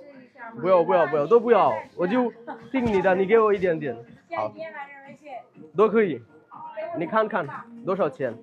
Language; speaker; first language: Chinese; non-native, learner; Bangla